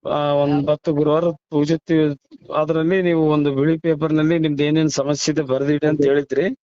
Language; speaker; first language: Kannada; native; Kannada